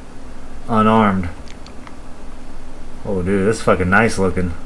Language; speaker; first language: English; native; English